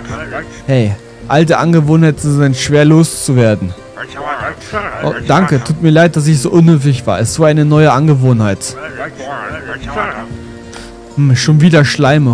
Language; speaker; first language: German; native; German